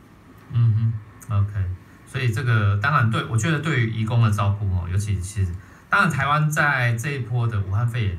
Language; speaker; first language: Chinese; native; Chinese